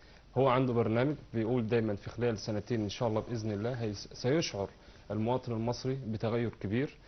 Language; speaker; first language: Arabic; native; Arabic